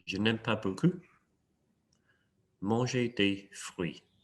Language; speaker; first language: French; non-native, fluent; English